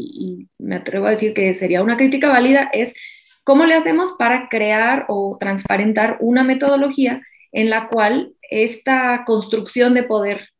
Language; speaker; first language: Spanish; native; Spanish